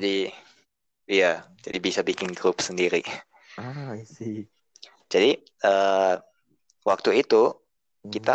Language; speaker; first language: Indonesian; early bilingual, heritage; Indonesian